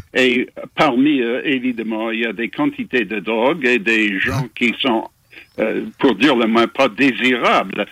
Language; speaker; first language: French; non-native, local second language; English